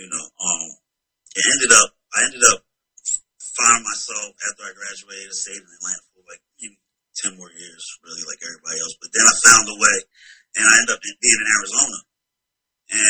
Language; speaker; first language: English; native; English